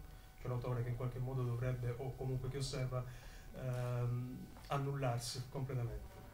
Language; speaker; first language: Italian; native; Italian